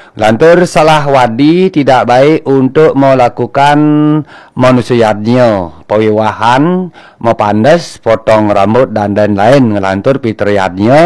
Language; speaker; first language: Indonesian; non-native, local second language; Balinese